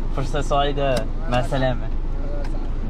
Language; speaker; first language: Arabic; non-native, learner; English